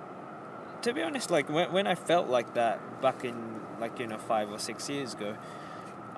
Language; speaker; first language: English; non-native, fluent; Japanese